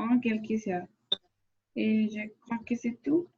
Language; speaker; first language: French; non-native, learner; Spanish